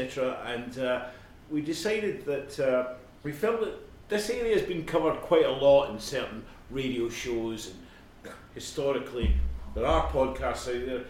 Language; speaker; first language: English; native; English